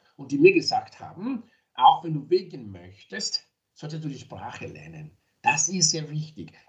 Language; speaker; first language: German; non-native, fluent; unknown